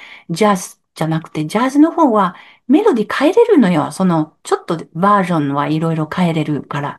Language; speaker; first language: Japanese; non-native, learner; French